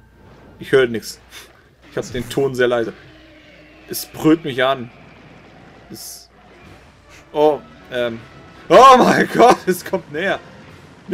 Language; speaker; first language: German; native; German